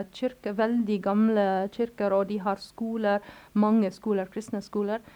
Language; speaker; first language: Norwegian; non-native, fluent; Arabic